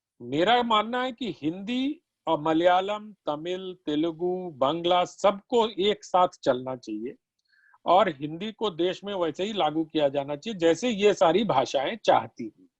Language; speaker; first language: Hindi; native; Hindi